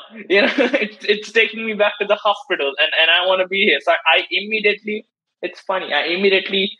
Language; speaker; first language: English; non-native, local second language; Hindi